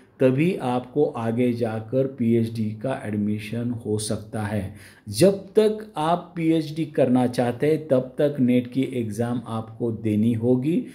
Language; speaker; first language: Hindi; non-native, local second language; Marathi